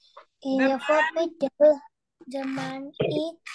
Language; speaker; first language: English; non-native, learner; Vietnamese